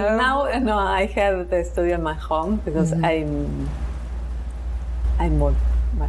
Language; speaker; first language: English; non-native, learner; Spanish